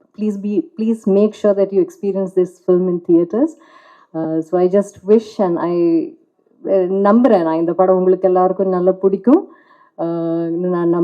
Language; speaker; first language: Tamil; non-native, fluent; Malayalam